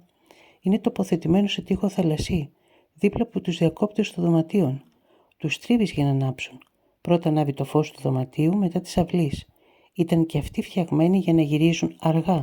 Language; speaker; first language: Greek; native; Greek